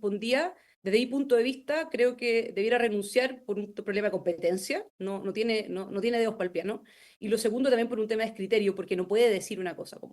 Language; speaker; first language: Spanish; native; Spanish